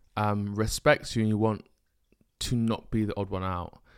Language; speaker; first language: English; native; English